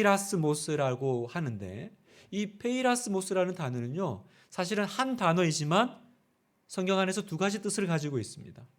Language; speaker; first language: Korean; native; Korean